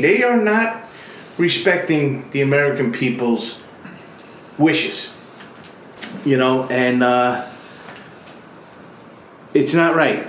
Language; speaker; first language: English; native; English